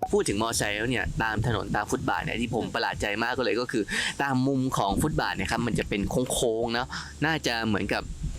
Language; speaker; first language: Thai; native; Thai